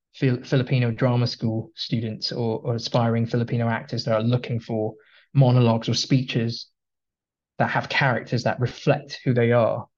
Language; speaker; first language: English; early bilingual, other home language; Filipino